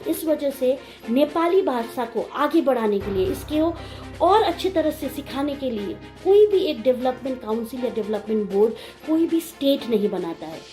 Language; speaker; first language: Hindi; non-native, local second language; Nepali